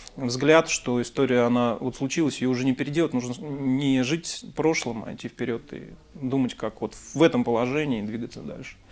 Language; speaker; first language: Russian; native; Russian